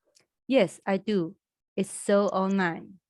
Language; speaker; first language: English; non-native, learner; Chinese